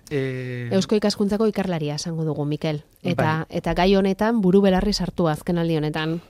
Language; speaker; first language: Basque; native; Basque